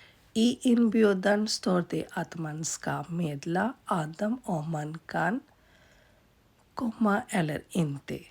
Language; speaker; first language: Swedish; non-native, fluent; Urdu